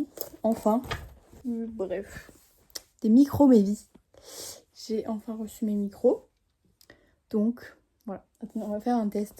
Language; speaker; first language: French; native; French